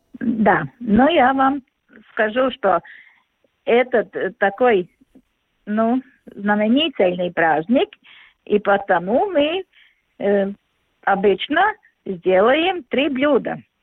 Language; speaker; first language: Russian; non-native, local second language; Latvian